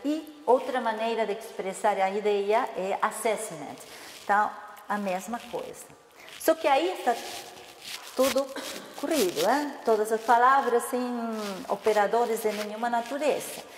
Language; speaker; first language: Portuguese; non-native, fluent; Spanish